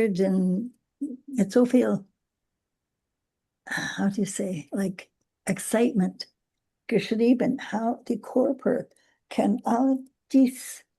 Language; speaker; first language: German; non-native, learner; English